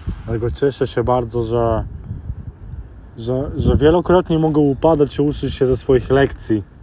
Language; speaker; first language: Polish; early bilingual, heritage; Polish